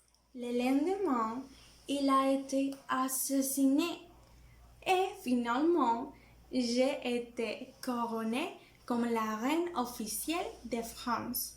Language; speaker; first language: French; non-native, learner; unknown